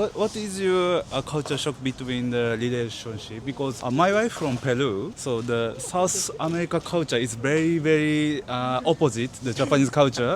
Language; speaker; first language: English; non-native, learner; Japanese